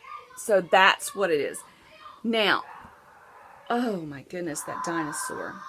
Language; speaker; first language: English; native; English